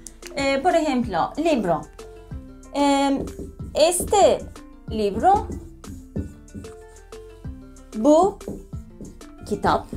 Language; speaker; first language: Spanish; non-native, fluent; Turkish